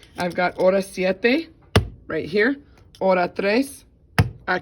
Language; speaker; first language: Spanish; non-native, fluent; English